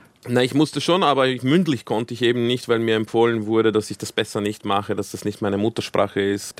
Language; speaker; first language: German; early bilingual, other home language; Croatian